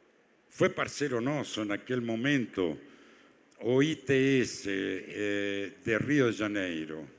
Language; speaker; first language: Portuguese; non-native, fluent; Spanish